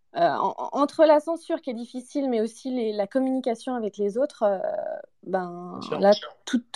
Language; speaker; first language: French; native; French